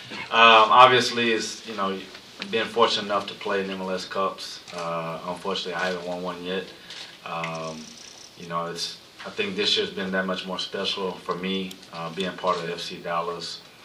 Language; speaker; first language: English; early bilingual, other home language; Spanish